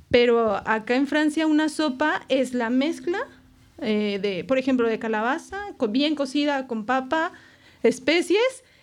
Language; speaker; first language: Spanish; native; Spanish